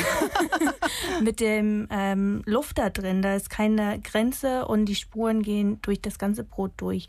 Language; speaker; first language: German; non-native, fluent; English